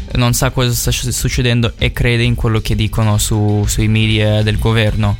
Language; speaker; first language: Italian; non-native, fluent; Ukrainian